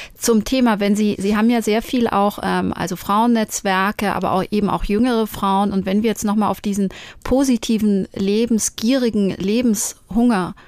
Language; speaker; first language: German; native; German